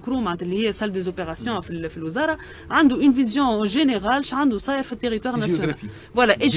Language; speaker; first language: Arabic; native; Arabic